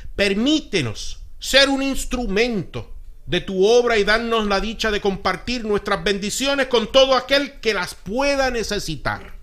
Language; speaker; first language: Spanish; early bilingual, heritage; Spanish